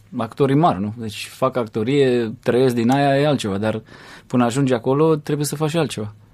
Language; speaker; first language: Romanian; native; Romanian